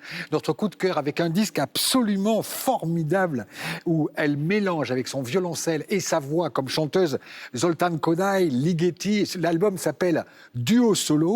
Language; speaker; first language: French; native; French